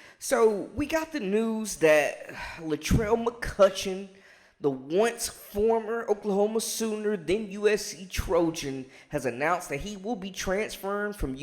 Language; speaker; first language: English; native; English